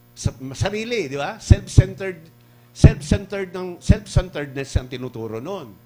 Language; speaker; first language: Filipino; non-native, local second language; Cebuano